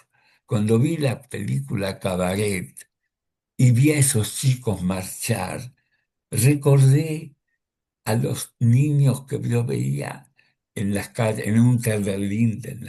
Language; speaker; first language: Spanish; early bilingual, other home language; Russian